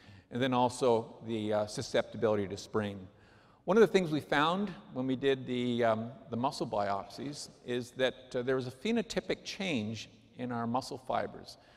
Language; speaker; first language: English; native; English